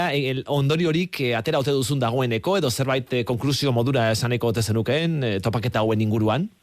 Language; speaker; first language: Basque; native; Basque